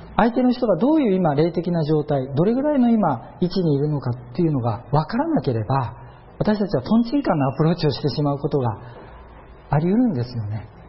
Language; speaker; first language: Japanese; native; Japanese